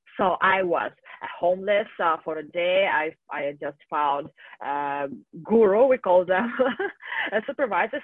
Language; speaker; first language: English; non-native, fluent; Russian